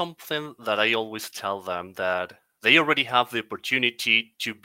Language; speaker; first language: English; non-native, fluent; Spanish